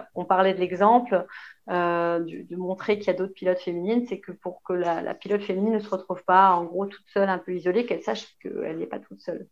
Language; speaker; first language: French; native; French